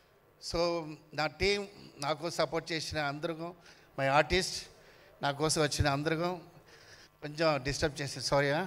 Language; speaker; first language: Telugu; non-native, fluent; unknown